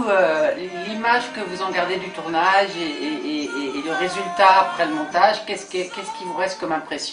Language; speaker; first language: French; native; French